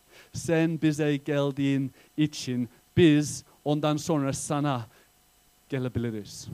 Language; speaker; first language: Turkish; non-native, fluent; English